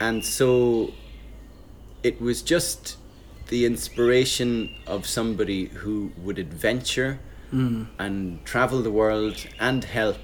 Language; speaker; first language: English; native; English